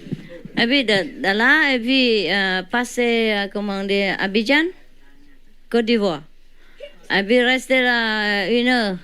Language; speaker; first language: French; non-native, learner; Vietnamese